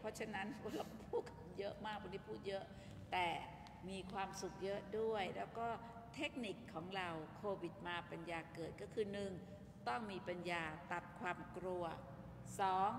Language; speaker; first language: Thai; native; Thai